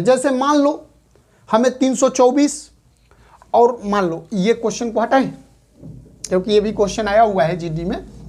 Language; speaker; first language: Hindi; native; Hindi